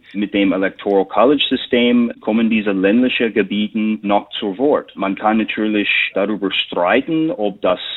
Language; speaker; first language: German; non-native, fluent; English